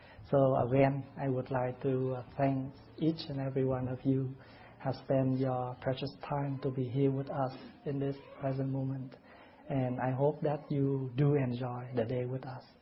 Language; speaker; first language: English; non-native, fluent; Vietnamese